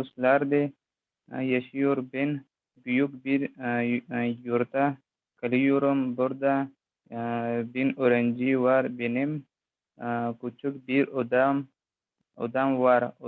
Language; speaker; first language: Turkish; non-native, learner; Urdu